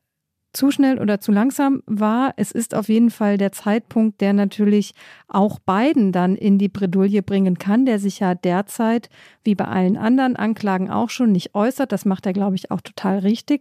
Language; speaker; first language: German; native; German